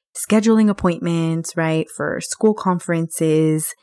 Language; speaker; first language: English; early bilingual, other home language; Spanish